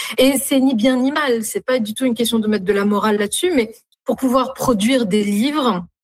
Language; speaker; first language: French; non-native, local second language; Arabic